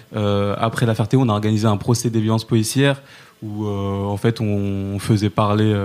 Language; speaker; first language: French; native; French